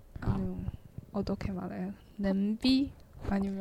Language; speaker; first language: Korean; non-native, learner; Chinese